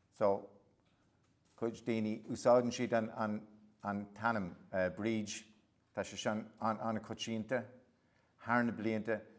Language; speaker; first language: Irish; non-native, local second language; English